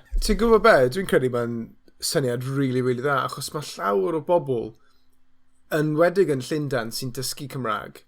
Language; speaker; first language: Welsh; non-native, learner; English